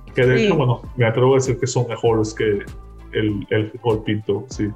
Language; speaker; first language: Spanish; native; Spanish